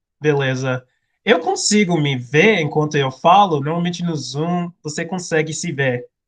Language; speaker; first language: Portuguese; non-native, fluent; English